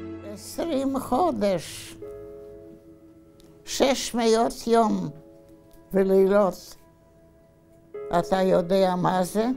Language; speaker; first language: Hebrew; non-native, fluent; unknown